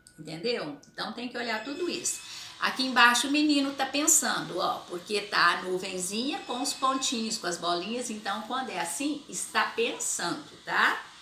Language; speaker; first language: Portuguese; native; Portuguese